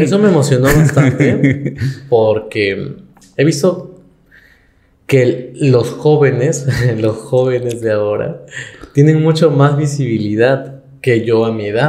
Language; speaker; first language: Spanish; native; Spanish